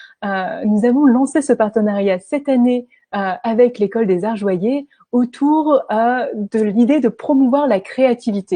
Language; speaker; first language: French; native; French